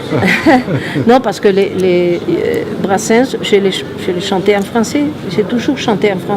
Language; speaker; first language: French; non-native, fluent; Spanish